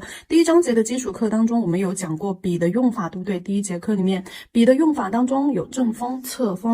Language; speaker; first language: Chinese; native; Chinese